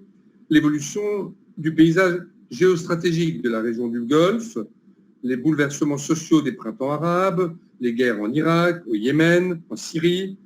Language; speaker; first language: French; native; French